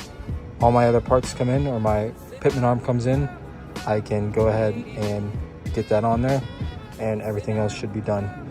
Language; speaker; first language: English; native; English